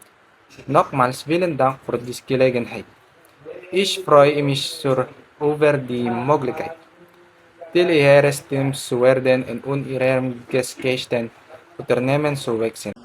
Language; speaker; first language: German; non-native, learner; Filipino